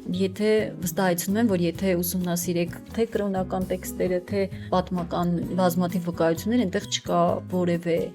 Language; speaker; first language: Armenian; non-native, local second language; Kurdish